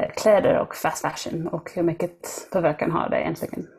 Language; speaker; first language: Swedish; non-native, fluent; English